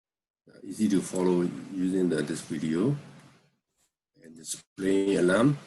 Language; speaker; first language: English; non-native, local second language; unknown